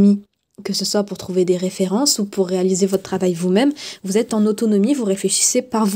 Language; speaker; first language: French; native; French